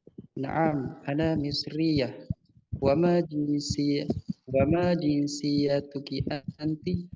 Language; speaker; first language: Arabic; non-native, learner; Indonesian